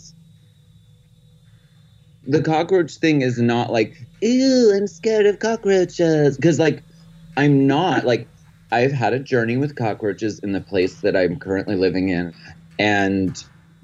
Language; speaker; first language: English; native; English